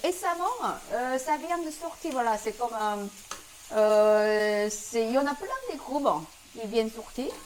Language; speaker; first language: French; non-native, learner; Korean